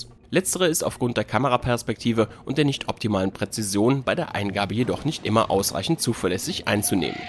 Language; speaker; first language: German; native; German